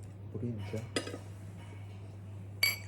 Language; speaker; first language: Korean; native; Korean